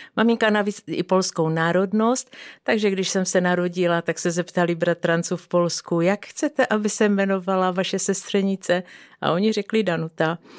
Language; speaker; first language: Czech; non-native, local second language; Polish